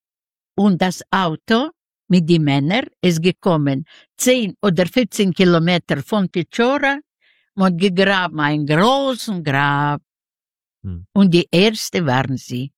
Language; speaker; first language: German; non-native, fluent; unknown